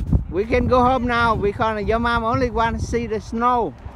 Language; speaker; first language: English; non-native, learner; Vietnamese